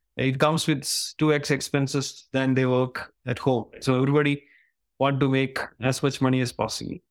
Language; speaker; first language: English; non-native, local second language; Malayalam